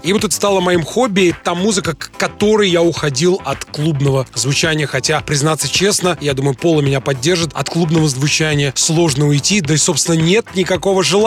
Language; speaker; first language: Russian; native; Russian